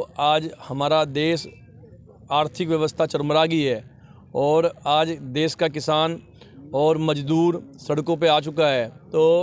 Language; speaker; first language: Hindi; non-native, local second language; Punjabi